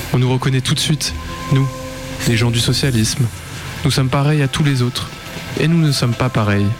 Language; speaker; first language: French; native; French